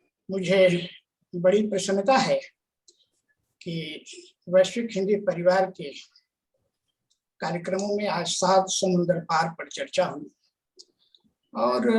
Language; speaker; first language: Hindi; native; Hindi